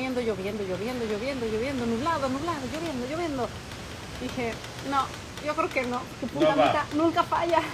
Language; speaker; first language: Spanish; early bilingual, other home language; Polish